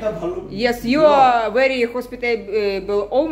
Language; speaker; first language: English; non-native, learner; Russian